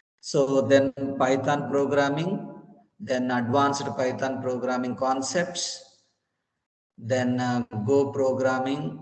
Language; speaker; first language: English; non-native, local second language; Telugu